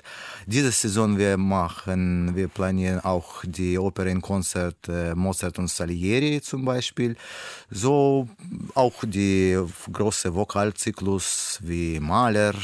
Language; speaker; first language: German; non-native, learner; Russian